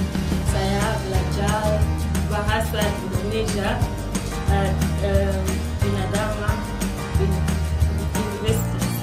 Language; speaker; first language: Indonesian; non-native, learner; Nyanja